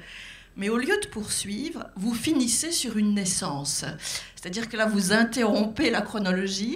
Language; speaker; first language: French; native; French